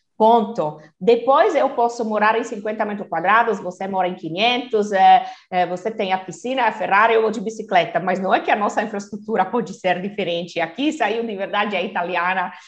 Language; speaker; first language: Portuguese; non-native, fluent; Italian